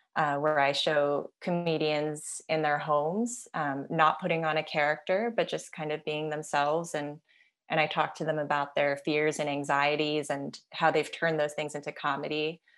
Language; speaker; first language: English; native; English